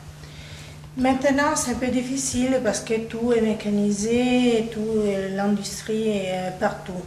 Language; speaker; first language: French; non-native, local second language; Italian